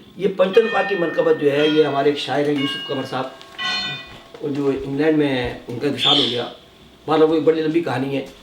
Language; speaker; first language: Urdu; native; Urdu